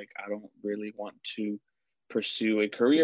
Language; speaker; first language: English; early bilingual, other home language; Spanish